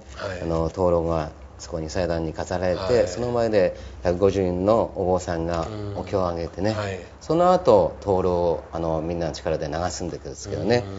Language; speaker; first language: Japanese; native; Japanese